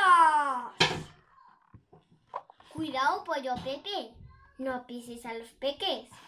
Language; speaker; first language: Spanish; native; Spanish